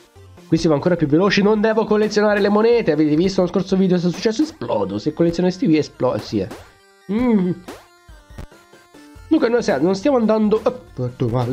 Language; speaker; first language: Italian; native; Italian